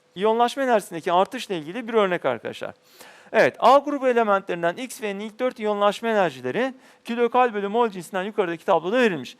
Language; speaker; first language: Turkish; native; Turkish